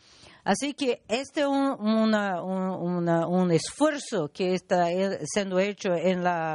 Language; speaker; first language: Spanish; non-native, learner; Portuguese